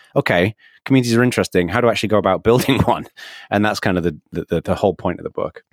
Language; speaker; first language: English; native; English